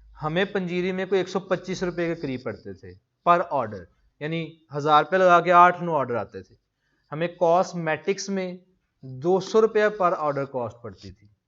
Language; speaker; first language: Urdu; non-native, local second language; Punjabi